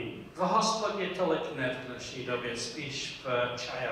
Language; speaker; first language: Czech; non-native, fluent; English